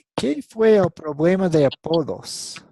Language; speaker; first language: Spanish; non-native, fluent; English